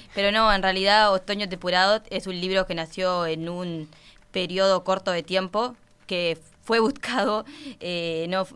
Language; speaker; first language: Spanish; native; Spanish